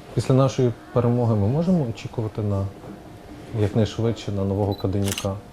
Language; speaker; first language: Ukrainian; native; Ukrainian